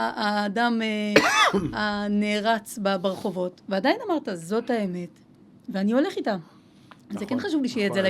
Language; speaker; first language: Hebrew; native; Hebrew